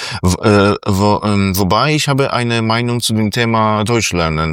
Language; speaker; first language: German; non-native, fluent; Polish